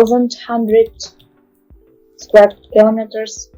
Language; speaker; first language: English; non-native, learner; Russian